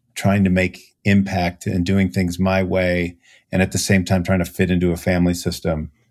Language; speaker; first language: English; native; English